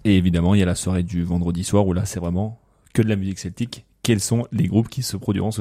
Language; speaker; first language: French; native; French